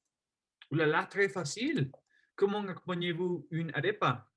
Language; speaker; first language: French; non-native, learner; Spanish